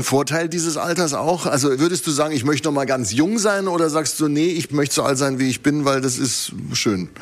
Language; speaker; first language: German; native; German